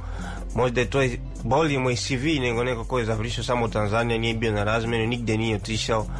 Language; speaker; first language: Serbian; non-native, learner; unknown